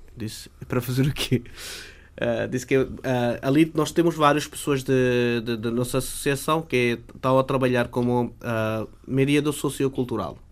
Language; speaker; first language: Portuguese; non-native, fluent; Bangla